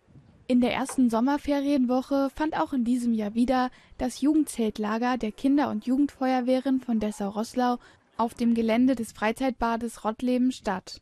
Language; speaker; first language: German; native; German